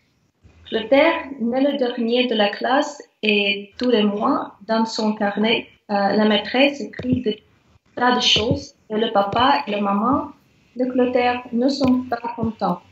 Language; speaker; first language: French; non-native, learner; Russian